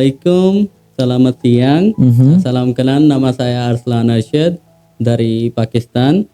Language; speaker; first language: Indonesian; non-native, learner; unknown